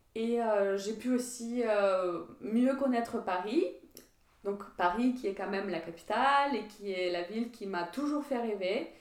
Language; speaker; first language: French; non-native, fluent; Ukrainian